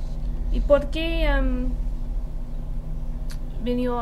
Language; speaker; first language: Spanish; non-native, fluent; English